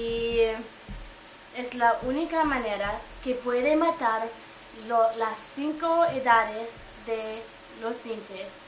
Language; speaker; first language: Spanish; non-native, fluent; English